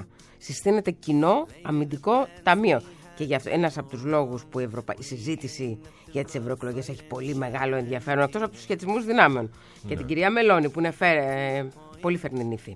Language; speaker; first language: Greek; native; Greek